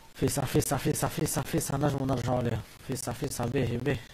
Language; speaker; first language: Arabic; native; Arabic